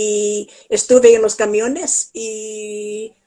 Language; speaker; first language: Spanish; non-native, fluent; English